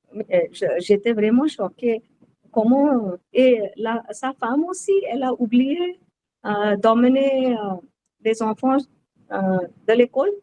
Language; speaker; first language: French; non-native, learner; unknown